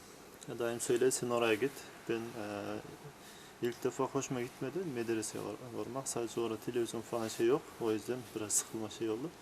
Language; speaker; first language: Turkish; non-native, learner; Kyrgyz